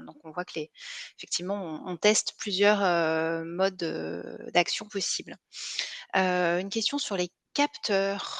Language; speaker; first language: French; native; French